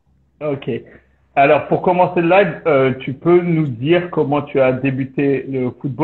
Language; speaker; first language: French; native; French